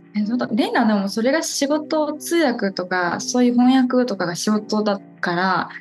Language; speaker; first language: Japanese; non-native, local second language; Portuguese